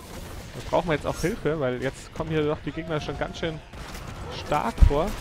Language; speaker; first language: German; native; German